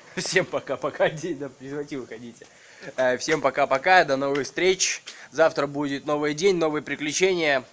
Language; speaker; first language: Russian; native; Russian